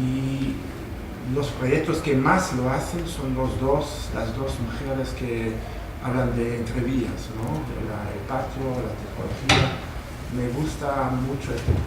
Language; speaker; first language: Spanish; non-native, fluent; German